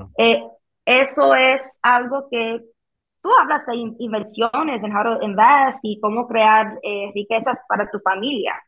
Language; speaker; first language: Spanish; early bilingual, heritage; Spanish